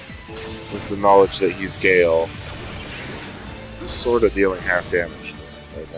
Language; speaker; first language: English; native; English